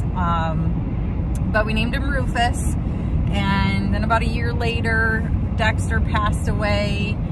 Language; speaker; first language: English; native; English